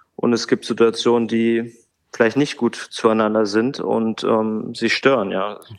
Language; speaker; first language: German; native; German